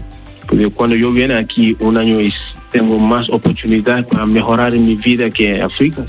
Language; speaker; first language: Spanish; non-native, learner; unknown